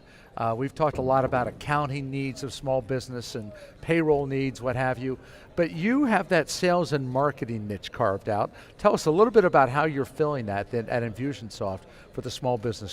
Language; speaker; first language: English; native; English